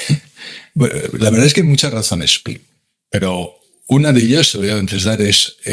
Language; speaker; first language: Spanish; native; Spanish